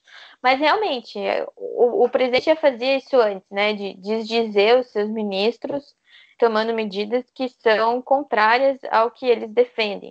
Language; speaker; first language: Portuguese; native; Portuguese